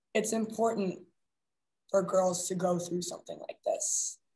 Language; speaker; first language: English; native; English